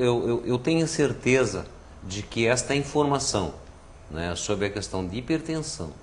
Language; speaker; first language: Portuguese; native; Portuguese